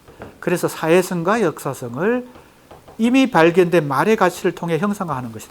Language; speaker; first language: Korean; native; Korean